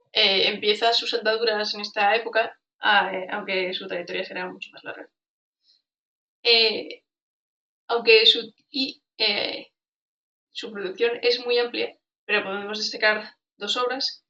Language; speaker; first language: Spanish; native; Spanish